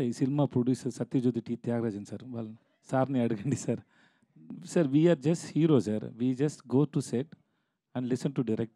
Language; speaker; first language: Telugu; non-native, learner; Tamil